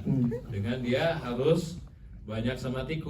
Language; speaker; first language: Indonesian; non-native, fluent; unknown